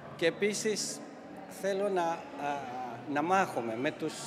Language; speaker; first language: Greek; non-native, fluent; Persian